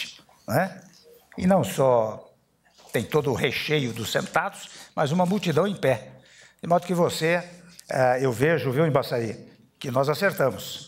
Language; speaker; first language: Portuguese; native; Portuguese